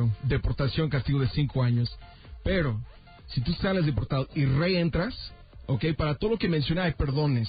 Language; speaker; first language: Spanish; native; Spanish